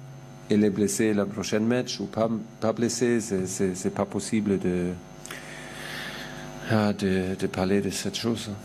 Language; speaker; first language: French; non-native, fluent; German